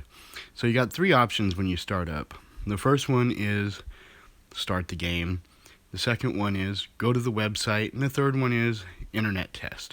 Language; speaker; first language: English; native; English